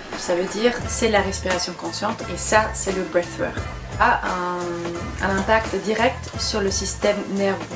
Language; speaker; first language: French; non-native, fluent; German